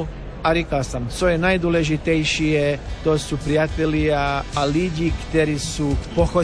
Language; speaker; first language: Czech; non-native, learner; Croatian